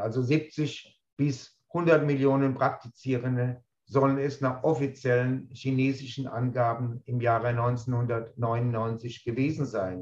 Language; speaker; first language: German; native; German